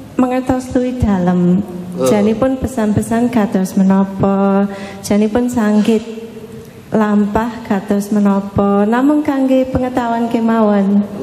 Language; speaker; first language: Javanese; non-native, fluent; English